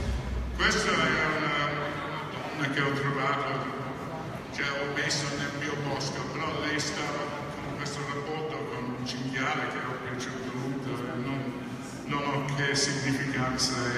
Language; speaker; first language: Italian; non-native, fluent; English